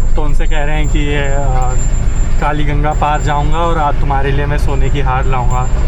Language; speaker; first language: Hindi; non-native, local second language; Kannada